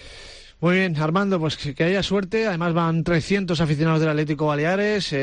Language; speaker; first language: Spanish; native; Spanish